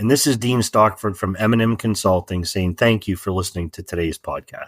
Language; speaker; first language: English; native; English